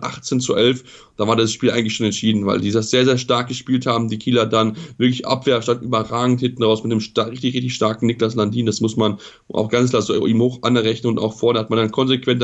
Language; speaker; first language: German; native; German